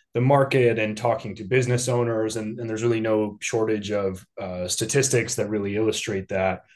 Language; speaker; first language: English; native; English